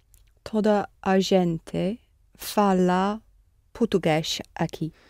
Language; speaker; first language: Portuguese; non-native, learner; English